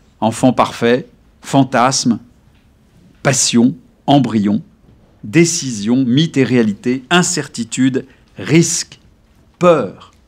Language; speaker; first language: French; native; French